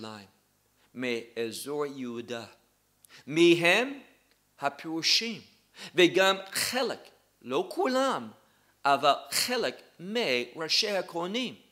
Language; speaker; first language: Hebrew; non-native, fluent; English